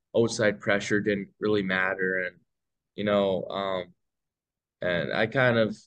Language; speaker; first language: English; native; English